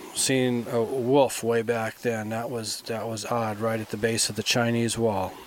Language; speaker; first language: English; native; English